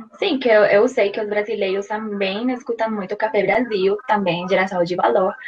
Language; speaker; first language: Portuguese; non-native, fluent; Spanish